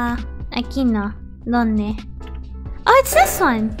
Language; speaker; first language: Spanish; early bilingual, heritage; Spanish